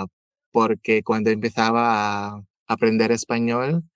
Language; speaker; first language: Spanish; non-native, fluent; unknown